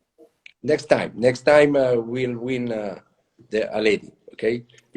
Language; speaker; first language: English; non-native, learner; Italian